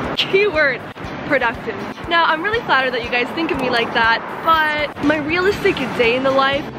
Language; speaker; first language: English; native; English